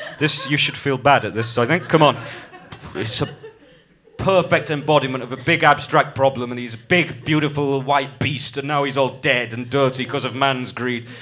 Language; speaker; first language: English; native; English